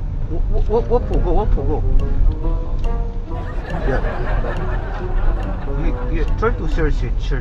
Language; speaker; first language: English; non-native, learner; Korean